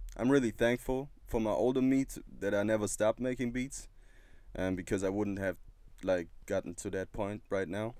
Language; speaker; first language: English; non-native, fluent; German